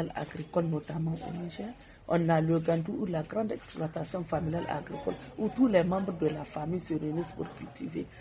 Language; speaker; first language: French; non-native, local second language; Hausa